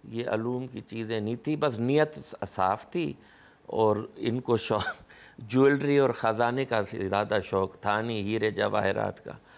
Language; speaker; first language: Urdu; non-native, local second language; Sindhi